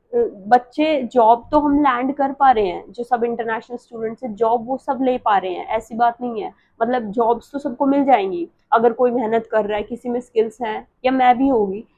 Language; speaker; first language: Hindi; native; Hindi